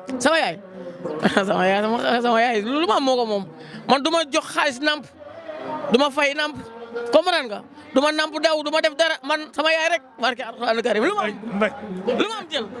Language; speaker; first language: Wolof; native; Wolof